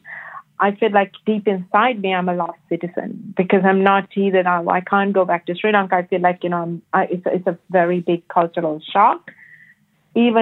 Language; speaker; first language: English; non-native, local second language; Sinhala